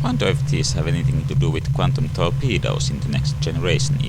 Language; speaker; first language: English; native; English